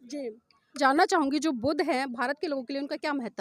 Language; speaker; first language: Hindi; native; Hindi